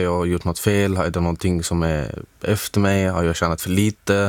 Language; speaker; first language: Swedish; non-native, fluent; Arabic